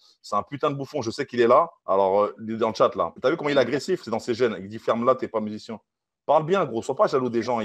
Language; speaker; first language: French; native; French